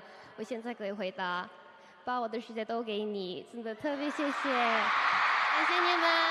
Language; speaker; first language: Chinese; non-native, learner; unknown